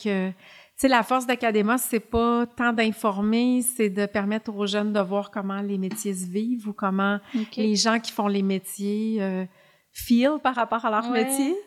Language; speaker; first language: French; native; French